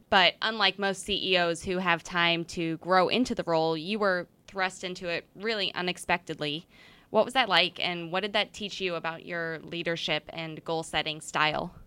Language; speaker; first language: English; native; English